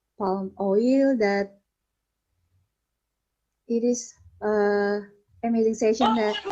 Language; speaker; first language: English; non-native, learner; Indonesian